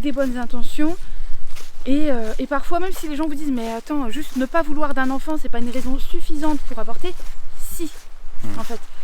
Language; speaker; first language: French; native; French